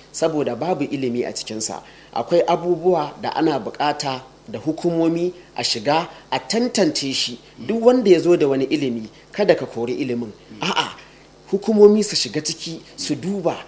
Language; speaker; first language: Hausa; native; Hausa